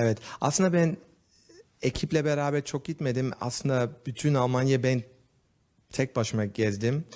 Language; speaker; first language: Turkish; early bilingual, heritage; Turkish